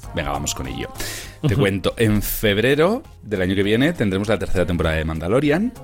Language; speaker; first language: Spanish; native; Spanish